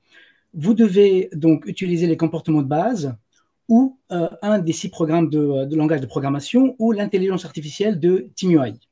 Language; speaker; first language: French; native; French